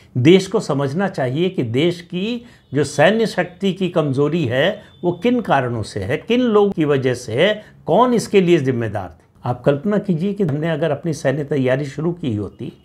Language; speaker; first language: Hindi; native; Hindi